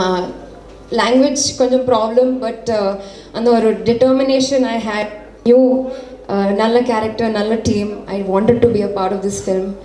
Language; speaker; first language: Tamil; non-native, learner; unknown